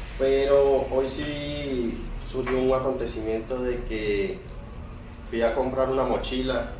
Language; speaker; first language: Spanish; native; Spanish